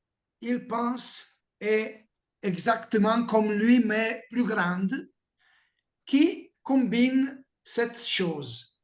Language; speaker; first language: French; non-native, learner; Italian